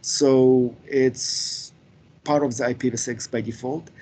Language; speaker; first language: English; non-native, fluent; Ukrainian